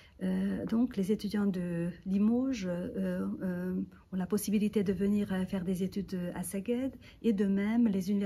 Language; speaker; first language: French; non-native, fluent; Hungarian